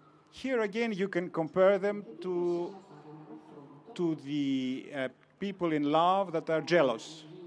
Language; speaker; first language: English; non-native, fluent; Greek